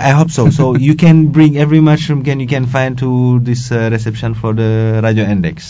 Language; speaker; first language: English; non-native, local second language; Wolof